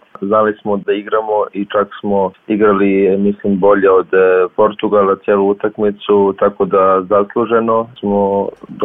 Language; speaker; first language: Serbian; early bilingual, heritage; Serbian